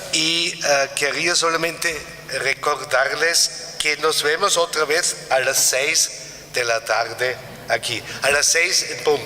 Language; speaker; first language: Spanish; non-native, fluent; German